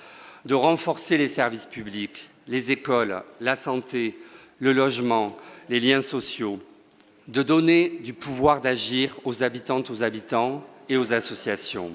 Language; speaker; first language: French; native; French